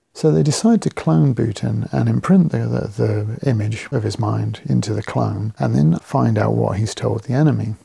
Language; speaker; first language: English; native; English